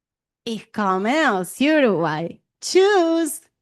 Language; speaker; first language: German; non-native, learner; Spanish